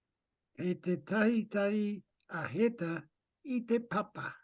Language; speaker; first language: Māori; non-native, learner; English